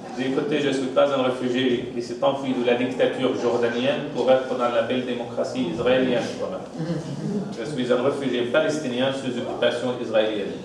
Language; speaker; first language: French; non-native, fluent; Arabic